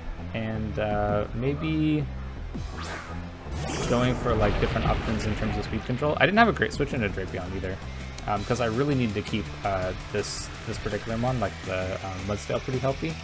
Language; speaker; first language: English; native; English